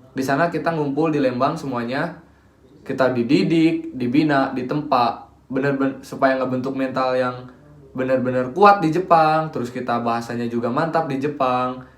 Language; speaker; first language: Indonesian; native; Indonesian